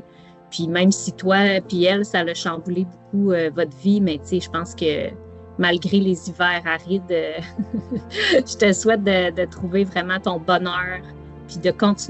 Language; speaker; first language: French; native; French